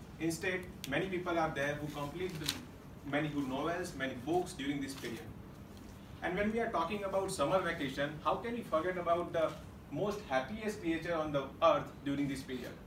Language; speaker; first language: English; non-native, local second language; Gujarati